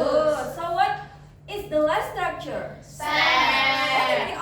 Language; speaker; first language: English; non-native, learner; Indonesian